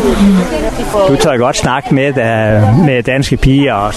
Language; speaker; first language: Danish; native; Danish